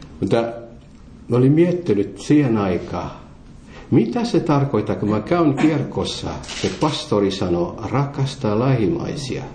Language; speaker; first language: Finnish; non-native, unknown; Morisyen